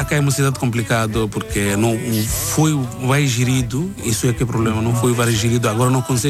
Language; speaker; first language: Portuguese; non-native, learner; Bangla